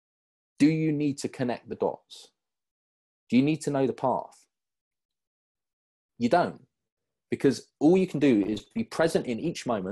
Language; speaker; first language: English; native; English